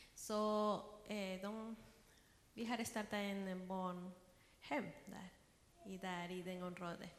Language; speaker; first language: Swedish; non-native, learner; Spanish